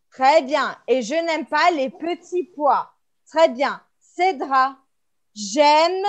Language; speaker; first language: French; non-native, fluent; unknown